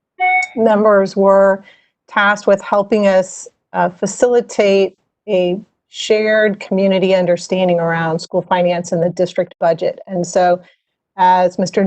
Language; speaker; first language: English; native; English